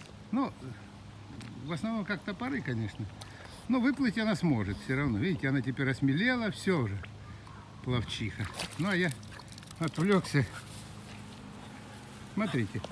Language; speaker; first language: Russian; native; Russian